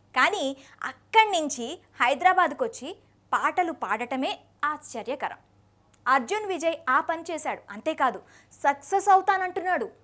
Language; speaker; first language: Telugu; native; Telugu